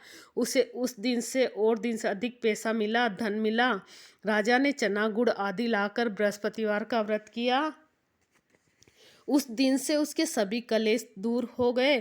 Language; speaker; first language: Hindi; native; Hindi